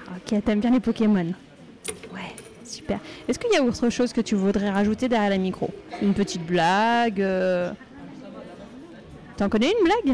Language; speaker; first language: French; native; French